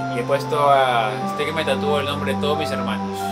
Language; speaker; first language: Spanish; native; Spanish